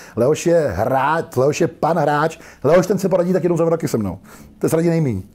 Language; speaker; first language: Czech; native; Czech